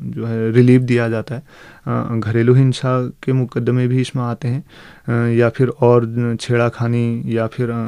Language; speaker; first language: Hindi; native; Hindi